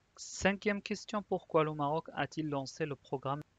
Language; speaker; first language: French; non-native, local second language; Arabic